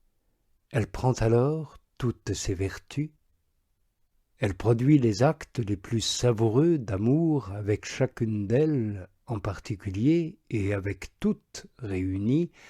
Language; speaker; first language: French; native; French